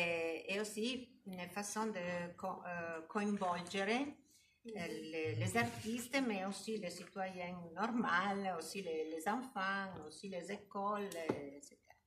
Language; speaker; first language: French; non-native, learner; Italian